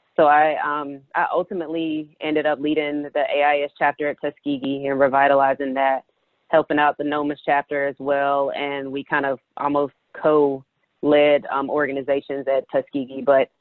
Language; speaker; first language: English; native; English